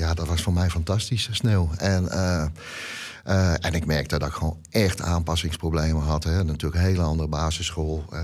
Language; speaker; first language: Dutch; native; Dutch